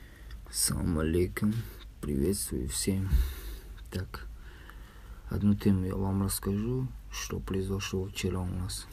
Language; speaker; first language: Russian; non-native, learner; Tajik